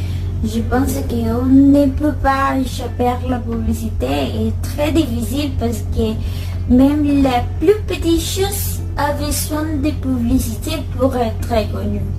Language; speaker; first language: French; non-native, learner; Spanish